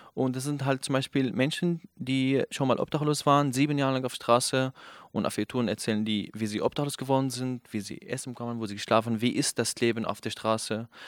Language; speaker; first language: German; non-native, fluent; Kurdish